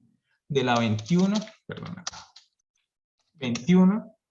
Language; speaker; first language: Spanish; native; Spanish